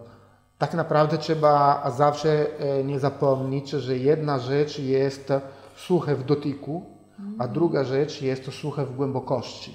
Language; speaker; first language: Polish; non-native, fluent; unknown